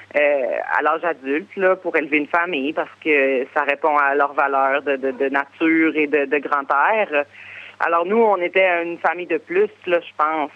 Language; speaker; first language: French; native; French